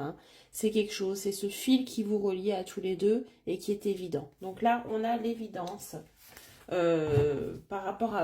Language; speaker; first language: French; native; French